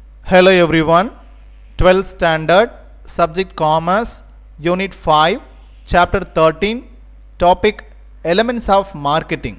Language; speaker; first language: English; non-native, local second language; Tamil